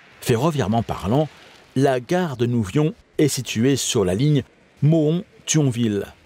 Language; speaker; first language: French; native; French